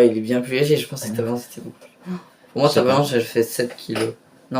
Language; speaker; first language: French; native; French